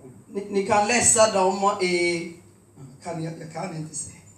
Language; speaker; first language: Swedish; non-native, fluent; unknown